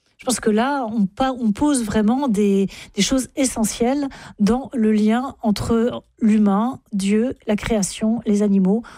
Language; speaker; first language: French; native; French